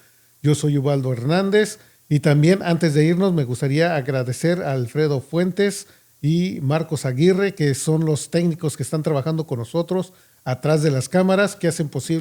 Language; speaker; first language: Spanish; native; Spanish